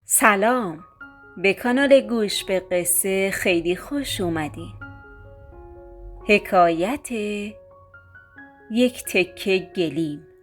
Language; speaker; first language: Persian; native; Persian